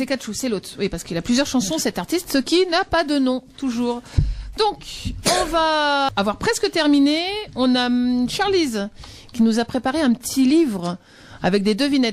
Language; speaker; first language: French; native; French